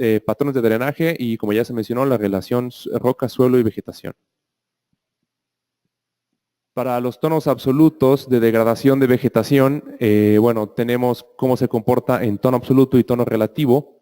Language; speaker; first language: Spanish; native; Spanish